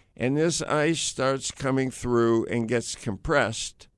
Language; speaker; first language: English; native; English